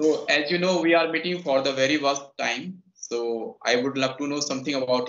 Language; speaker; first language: English; non-native, local second language; Hindi